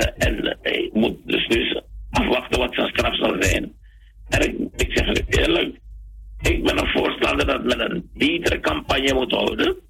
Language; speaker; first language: Dutch; native; Dutch